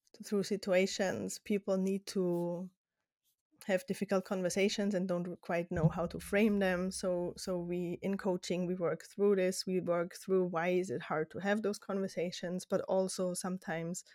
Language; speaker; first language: English; non-native, fluent; German